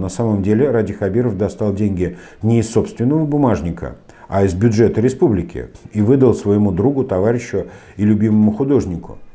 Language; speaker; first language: Russian; native; Russian